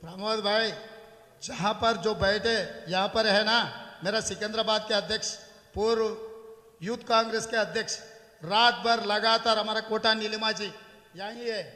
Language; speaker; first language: Hindi; non-native, local second language; Telugu